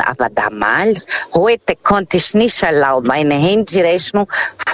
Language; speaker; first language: German; non-native, learner; Portuguese